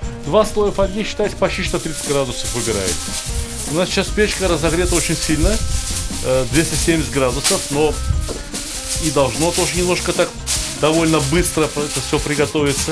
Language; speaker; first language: Russian; native; Russian